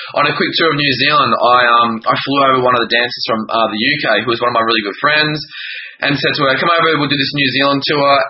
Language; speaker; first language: English; native; English